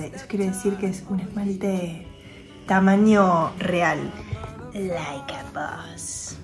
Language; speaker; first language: Spanish; native; Spanish